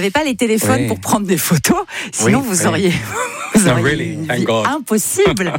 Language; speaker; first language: French; native; French